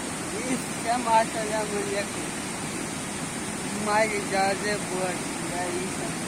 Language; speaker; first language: Russian; non-native, local second language; Kyrgyz